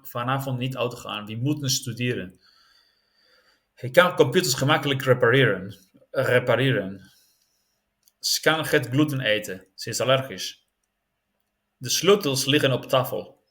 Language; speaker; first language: Dutch; non-native, learner; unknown